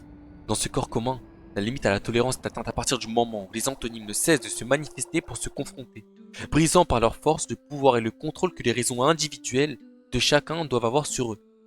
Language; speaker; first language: French; native; French